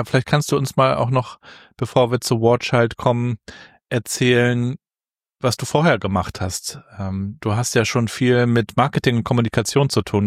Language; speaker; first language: German; native; German